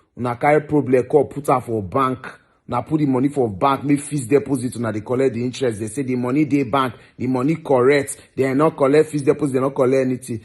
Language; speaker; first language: Nigerian Pidgin; non-native, local second language; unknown